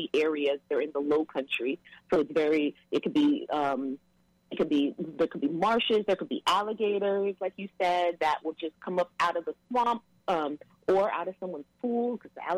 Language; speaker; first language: English; native; English